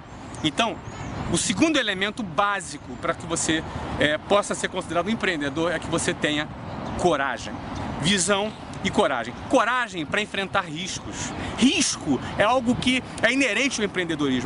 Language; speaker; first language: Portuguese; native; Portuguese